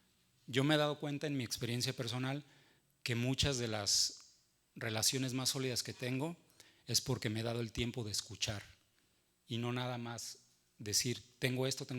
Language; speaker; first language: Spanish; native; Spanish